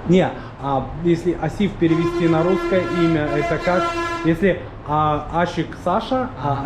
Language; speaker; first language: Russian; native; Russian